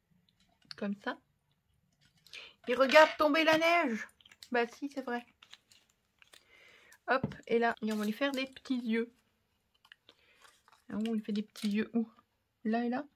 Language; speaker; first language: French; native; French